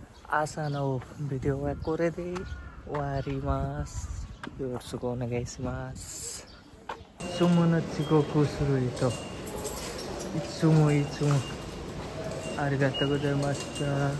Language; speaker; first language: Japanese; non-native, learner; Nepali